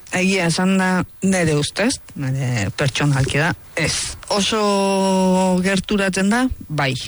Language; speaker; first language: Basque; early bilingual, heritage; Spanish